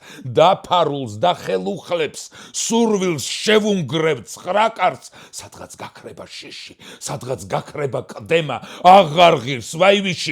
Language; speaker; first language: Georgian; native; Georgian